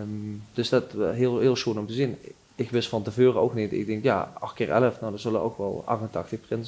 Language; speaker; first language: Dutch; native; Dutch